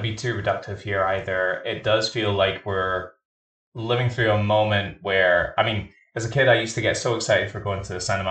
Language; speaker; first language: English; native; English